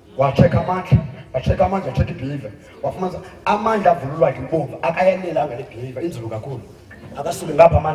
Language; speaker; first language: Zulu; non-native, local second language; Xhosa